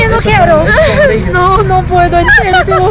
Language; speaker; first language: Spanish; non-native, fluent; Portuguese